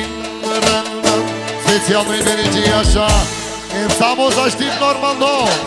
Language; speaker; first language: Turkish; non-native, local second language; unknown